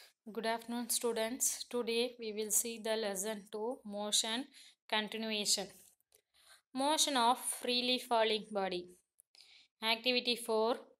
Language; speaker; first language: English; non-native, local second language; Tamil